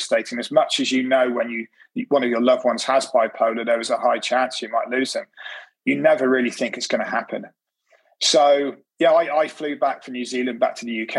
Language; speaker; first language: English; native; English